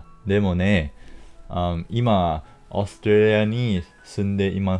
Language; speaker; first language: Japanese; non-native, learner; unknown